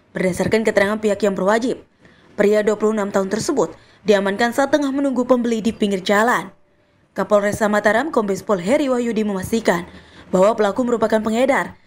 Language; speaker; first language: Indonesian; non-native, local second language; Sasak